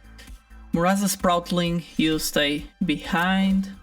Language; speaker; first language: English; non-native, fluent; Portuguese